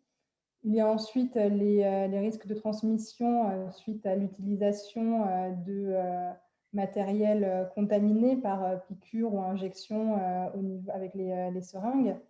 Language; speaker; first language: French; native; French